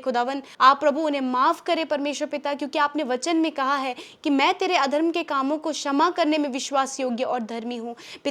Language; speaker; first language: Hindi; native; Hindi